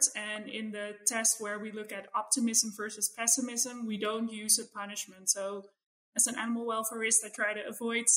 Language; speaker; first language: English; non-native, fluent; Dutch